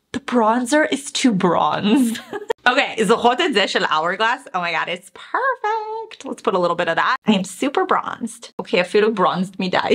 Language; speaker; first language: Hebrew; early bilingual, other home language; English